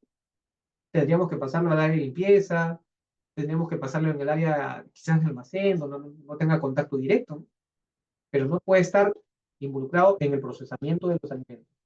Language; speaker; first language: Spanish; native; Spanish